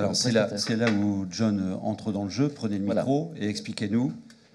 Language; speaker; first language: French; native; French